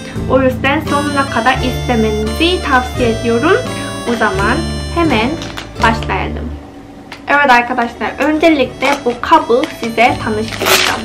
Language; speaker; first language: Turkish; non-native, fluent; Korean